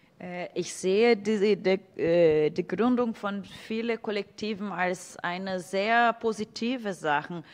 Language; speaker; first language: German; non-native, fluent; Portuguese